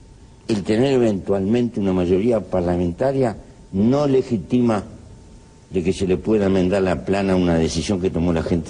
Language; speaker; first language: Spanish; native; Spanish